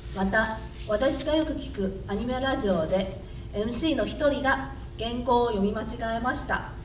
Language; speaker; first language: Japanese; non-native, fluent; Chinese